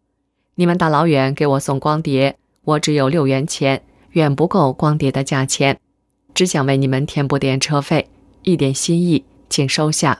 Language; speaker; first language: Chinese; native; Chinese